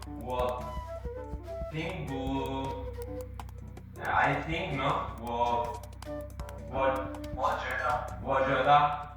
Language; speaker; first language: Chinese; non-native, learner; Spanish